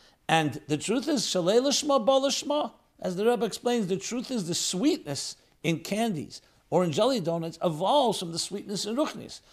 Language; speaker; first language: English; native; English